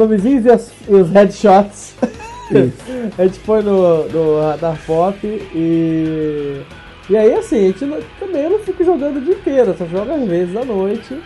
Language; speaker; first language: Portuguese; native; Portuguese